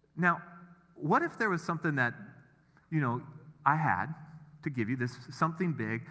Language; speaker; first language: English; native; English